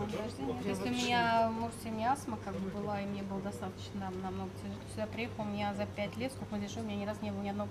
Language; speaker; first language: Russian; native; Russian